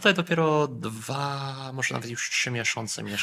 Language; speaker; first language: Polish; early bilingual, heritage; Polish